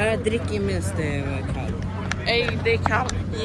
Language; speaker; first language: Swedish; early bilingual, other home language; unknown